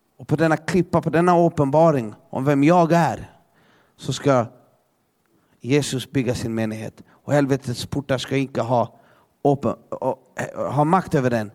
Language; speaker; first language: Swedish; native; Swedish